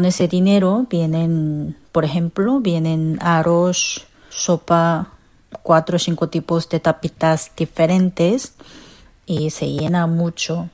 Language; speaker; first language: Spanish; non-native, fluent; Korean